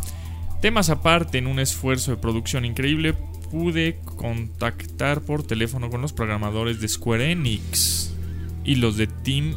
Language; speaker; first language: Spanish; native; Spanish